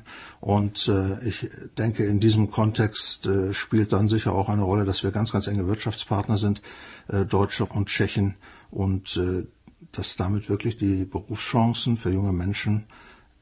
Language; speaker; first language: German; native; German